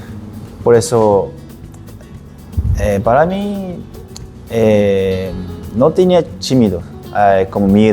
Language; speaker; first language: Portuguese; non-native, learner; Japanese